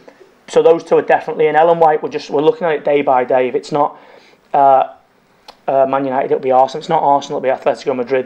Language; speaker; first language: English; native; English